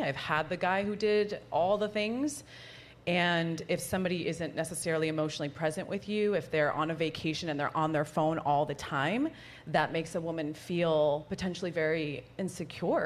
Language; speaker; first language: English; native; English